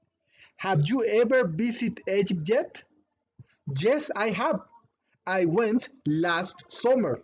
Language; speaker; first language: English; non-native, fluent; Spanish